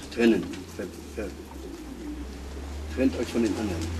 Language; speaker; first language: German; native; German